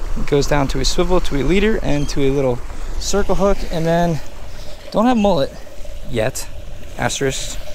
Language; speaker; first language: English; native; English